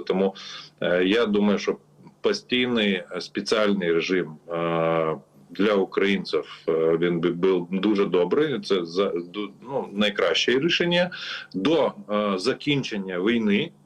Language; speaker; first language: Ukrainian; non-native, learner; Lithuanian